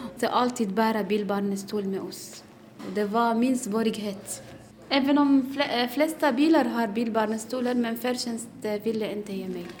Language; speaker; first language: Swedish; non-native, learner; Arabic